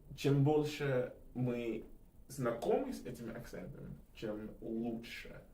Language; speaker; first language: Russian; non-native, fluent; English